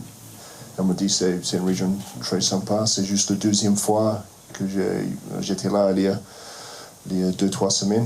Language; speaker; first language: French; non-native, fluent; English